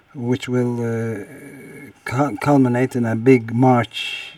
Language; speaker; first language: English; non-native, fluent; Turkish